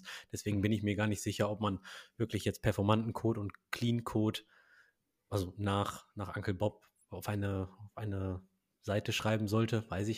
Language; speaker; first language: German; native; German